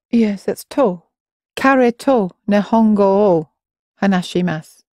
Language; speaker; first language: English; native; English